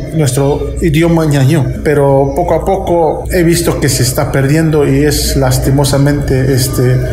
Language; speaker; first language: Spanish; non-native, local second language; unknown